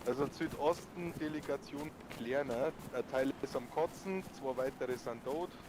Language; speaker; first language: German; native; German